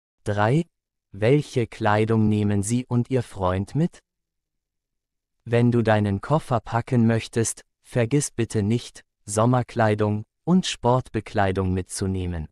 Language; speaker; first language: German; non-native, fluent; Arabic